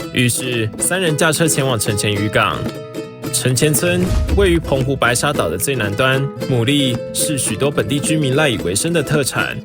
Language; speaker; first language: Chinese; native; Chinese